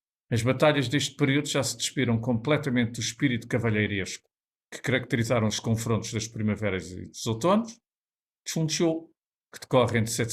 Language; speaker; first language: Portuguese; native; Portuguese